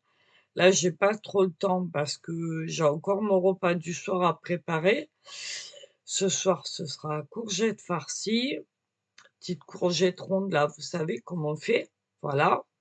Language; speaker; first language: French; native; French